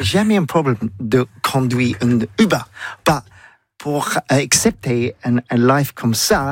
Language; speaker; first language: French; non-native, learner; English